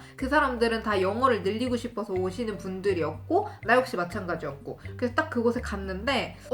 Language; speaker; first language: Korean; native; Korean